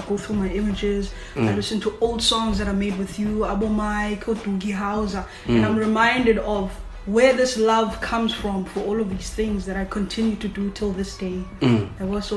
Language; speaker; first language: English; non-native, local second language; Xhosa